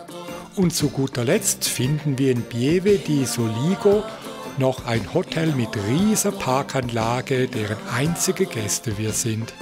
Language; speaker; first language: German; native; German